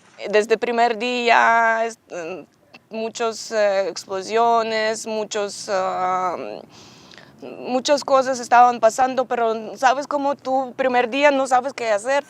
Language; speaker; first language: Spanish; non-native, learner; Ukrainian